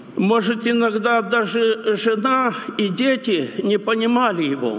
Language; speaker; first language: Russian; non-native, local second language; Romanian